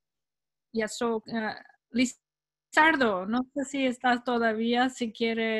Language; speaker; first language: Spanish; non-native, fluent; English